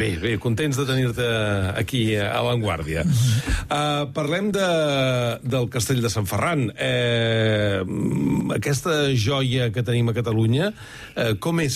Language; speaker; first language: Catalan; native; Catalan